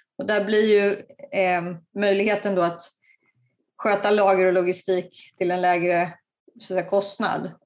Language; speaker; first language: Swedish; native; Swedish